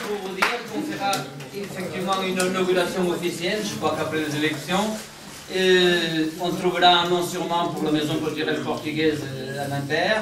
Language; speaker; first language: French; early bilingual, other home language; Portuguese